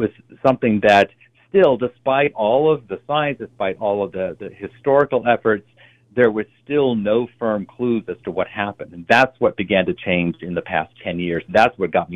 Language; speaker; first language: English; native; English